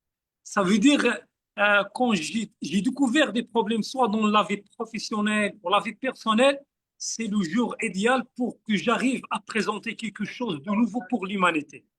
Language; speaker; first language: French; non-native, fluent; Arabic